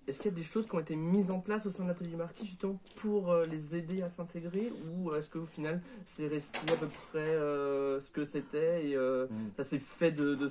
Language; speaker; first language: French; native; French